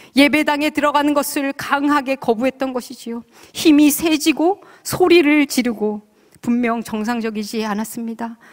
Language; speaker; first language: Korean; native; Korean